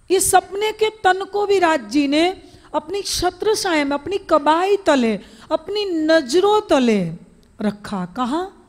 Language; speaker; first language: Hindi; non-native, local second language; Gujarati